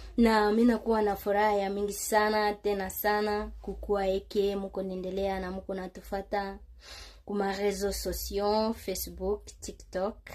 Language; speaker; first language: Swahili; native; Swahili